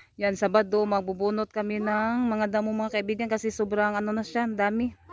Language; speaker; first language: Filipino; non-native, local second language; Cebuano